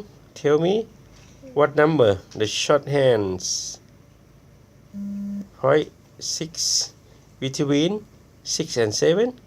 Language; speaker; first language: English; non-native, learner; Thai